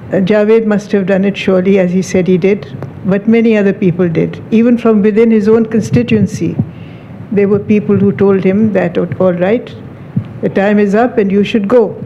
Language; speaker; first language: English; non-native, local second language; Urdu